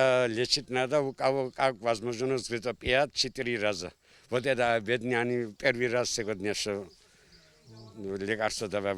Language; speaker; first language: Russian; non-native, local second language; Mingrelian